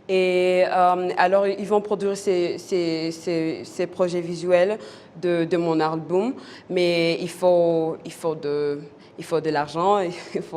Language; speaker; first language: French; non-native, local second language; Kinyarwanda